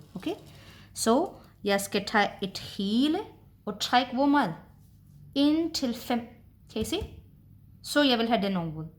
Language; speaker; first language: Danish; non-native, fluent; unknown